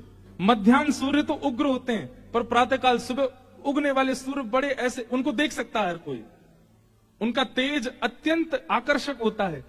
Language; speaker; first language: Hindi; native; Hindi